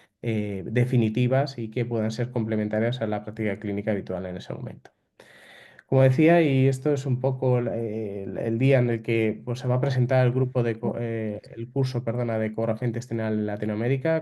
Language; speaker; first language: Spanish; native; Spanish